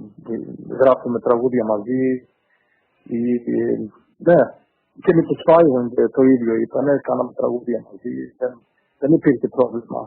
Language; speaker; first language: Greek; early bilingual, heritage; Greek